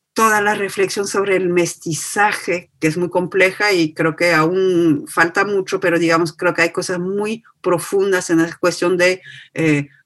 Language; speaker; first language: Spanish; non-native, fluent; French